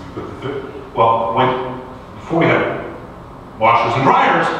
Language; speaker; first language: English; native; English